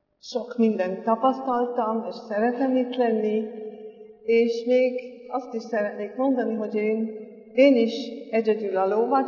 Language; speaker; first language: Hungarian; non-native, learner; German